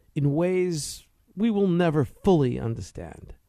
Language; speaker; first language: English; native; English